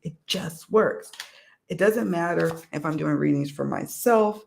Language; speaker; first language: English; native; English